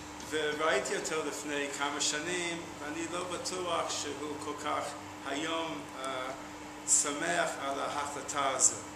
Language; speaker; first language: Hebrew; non-native, fluent; English